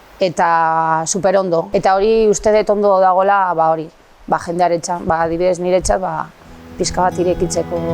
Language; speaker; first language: Basque; non-native, local second language; Spanish